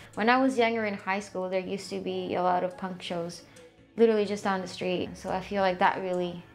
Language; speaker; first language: English; early bilingual, other home language; Spanish